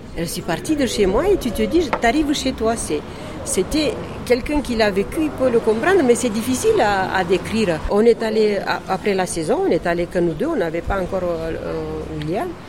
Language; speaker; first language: French; non-native, fluent; Romanian